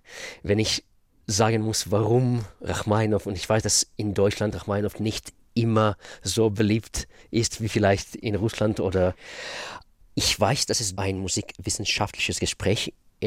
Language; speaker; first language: German; non-native, fluent; Russian